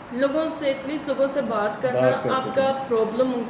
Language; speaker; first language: Hindi; non-native, learner; Turkish